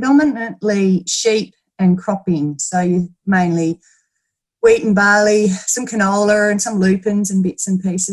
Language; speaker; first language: English; native; English